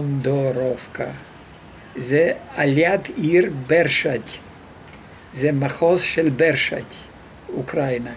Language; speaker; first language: Hebrew; non-native, fluent; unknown